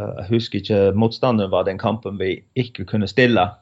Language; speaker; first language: Norwegian; non-native, fluent; English